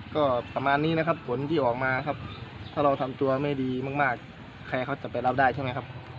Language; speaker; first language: Thai; native; Thai